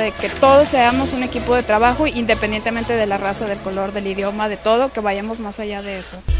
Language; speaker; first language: Spanish; native; Spanish